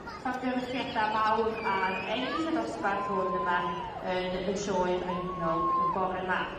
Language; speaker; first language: Welsh; native; Welsh